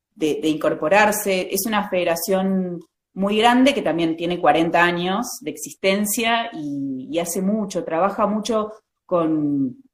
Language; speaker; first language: Spanish; native; Spanish